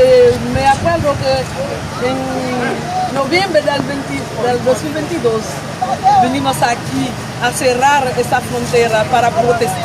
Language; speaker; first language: Spanish; non-native, local second language; Haitian Creole